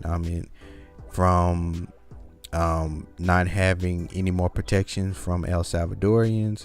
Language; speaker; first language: English; native; English